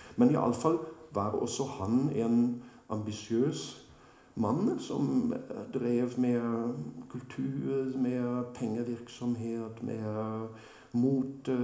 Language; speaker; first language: Norwegian; non-native, fluent; German